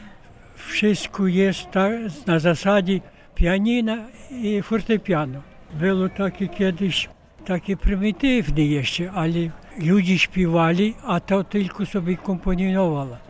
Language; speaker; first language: Polish; non-native, local second language; Ukrainian